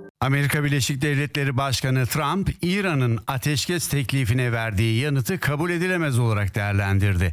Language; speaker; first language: Turkish; early bilingual, heritage; Turkish